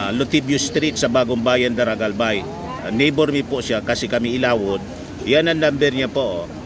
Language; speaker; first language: Filipino; non-native, local second language; Bikol